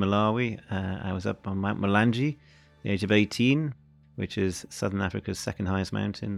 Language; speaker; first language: English; native; English